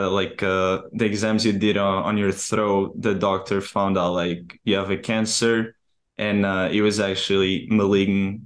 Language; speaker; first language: English; non-native, fluent; Portuguese